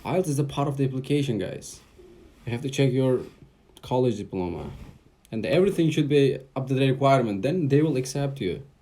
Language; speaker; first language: English; non-native, fluent; Uzbek